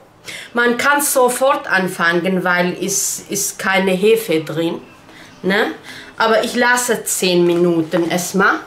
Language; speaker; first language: German; non-native, learner; Turkish